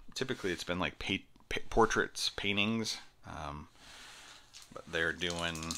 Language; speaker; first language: English; native; English